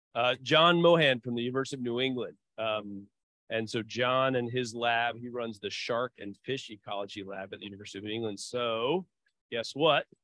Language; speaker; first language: English; early bilingual, other home language; Portuguese